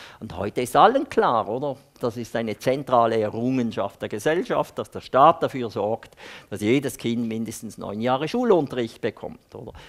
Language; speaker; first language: German; native; German